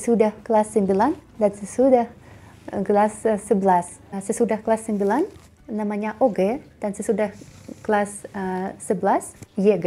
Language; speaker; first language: Indonesian; non-native, learner; Russian